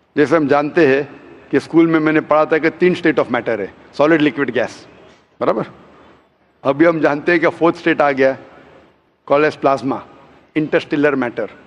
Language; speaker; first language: Hindi; non-native, local second language; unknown